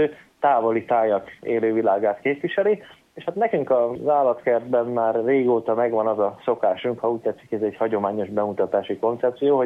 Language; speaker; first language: Hungarian; native; Hungarian